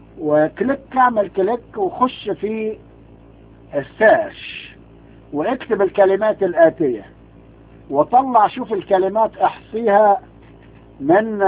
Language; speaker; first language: Arabic; native; Arabic